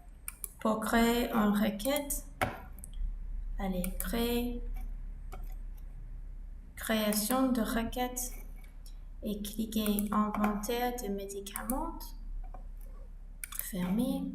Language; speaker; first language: French; non-native, learner; English